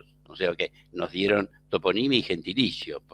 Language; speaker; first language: Spanish; native; Spanish